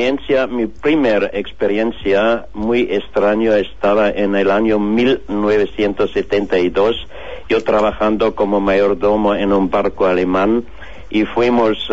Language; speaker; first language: Spanish; non-native, learner; German